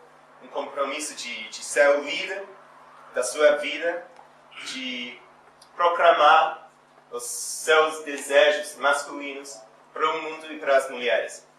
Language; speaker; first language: Portuguese; non-native, fluent; English